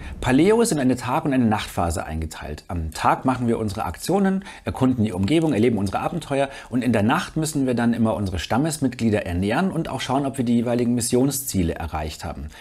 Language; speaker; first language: German; native; German